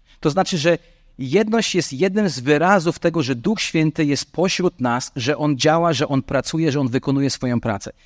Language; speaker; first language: Polish; non-native, fluent; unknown